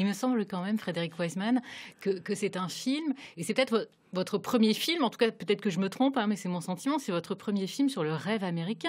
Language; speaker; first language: French; native; French